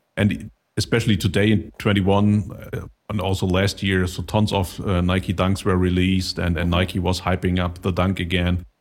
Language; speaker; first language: English; non-native, fluent; German